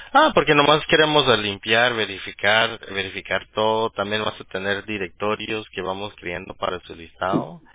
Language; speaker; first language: Spanish; early bilingual, heritage; Spanish